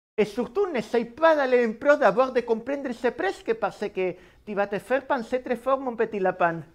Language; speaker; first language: French; non-native, fluent; Spanish